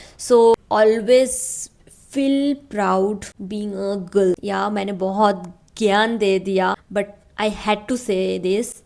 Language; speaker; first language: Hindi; non-native, local second language; Bangla